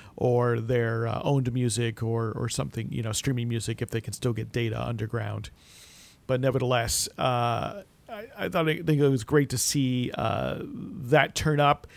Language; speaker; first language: English; native; English